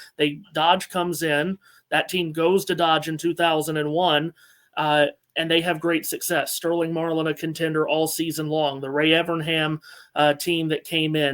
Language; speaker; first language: English; native; English